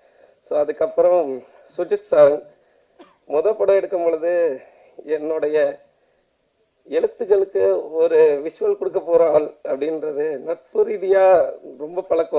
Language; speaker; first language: Tamil; native; Tamil